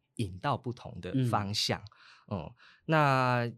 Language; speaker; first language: Chinese; native; Chinese